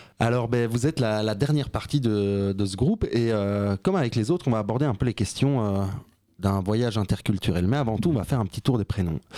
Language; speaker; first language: French; native; French